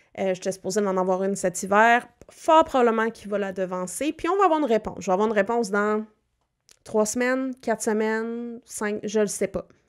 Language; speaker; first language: French; native; French